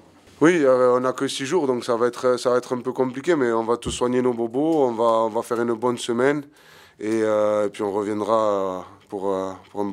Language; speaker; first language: French; native; French